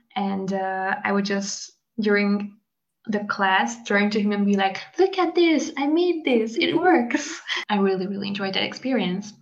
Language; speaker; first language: English; non-native, fluent; Hungarian